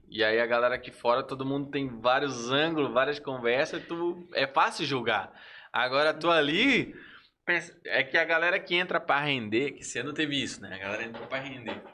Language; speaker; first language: Portuguese; native; Portuguese